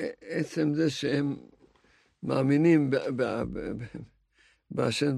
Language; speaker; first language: Hebrew; non-native, fluent; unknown